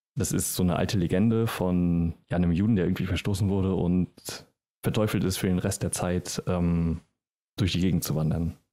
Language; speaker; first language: German; native; German